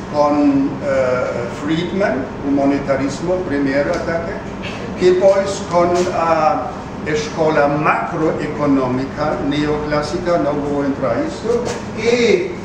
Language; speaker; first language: Portuguese; non-native, fluent; German